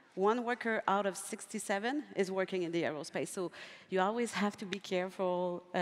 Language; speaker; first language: English; non-native, fluent; French